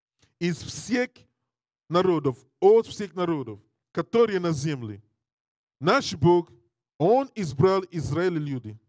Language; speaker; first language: Russian; non-native, learner; English